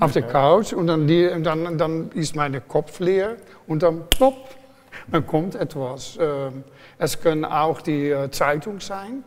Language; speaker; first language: German; non-native, fluent; Dutch